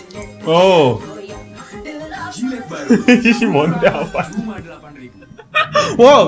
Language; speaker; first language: Indonesian; non-native, learner; Korean